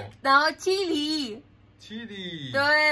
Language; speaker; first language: Chinese; non-native, learner; Filipino